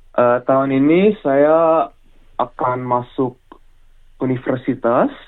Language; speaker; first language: Indonesian; early bilingual, heritage; English